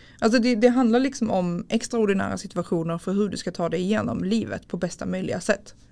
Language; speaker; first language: Swedish; native; Swedish